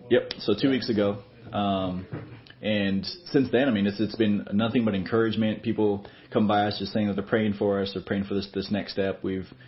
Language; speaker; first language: English; native; English